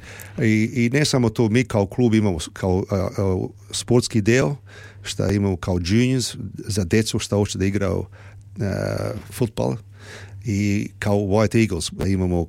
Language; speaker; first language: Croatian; early bilingual, heritage; Serbian